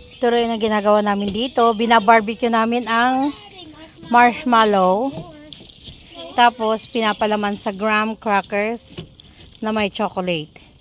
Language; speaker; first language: Filipino; native; Filipino